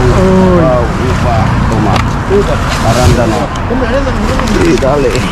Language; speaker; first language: Spanish; non-native, learner; Filipino